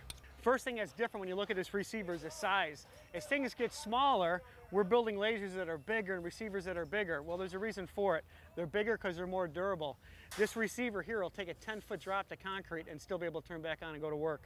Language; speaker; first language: English; native; English